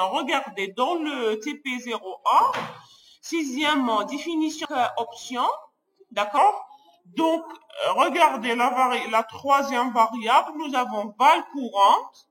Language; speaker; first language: French; non-native, local second language; Arabic